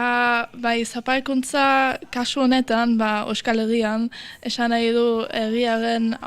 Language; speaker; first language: Basque; early bilingual, heritage; Basque